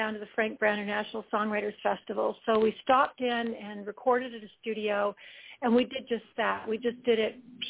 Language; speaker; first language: English; native; English